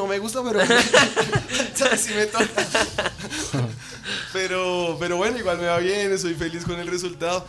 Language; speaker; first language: Spanish; native; Spanish